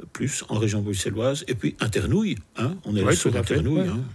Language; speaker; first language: French; native; French